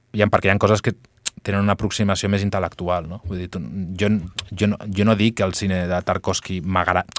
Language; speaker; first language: Catalan; non-native, local second language; Spanish